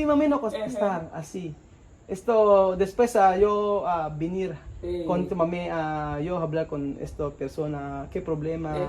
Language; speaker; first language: Spanish; non-native, learner; Filipino